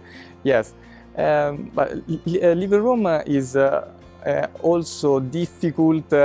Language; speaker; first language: English; non-native, fluent; Italian